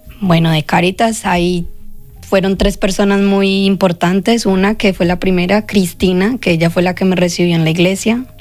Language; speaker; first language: Spanish; native; Spanish